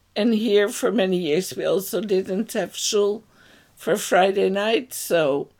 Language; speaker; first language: English; non-native, fluent; Dutch